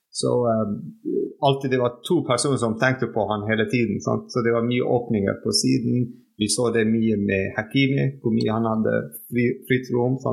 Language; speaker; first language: Norwegian; non-native, fluent; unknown